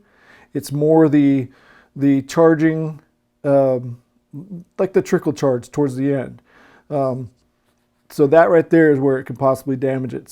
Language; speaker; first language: English; native; English